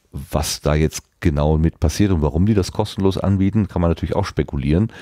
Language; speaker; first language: German; native; German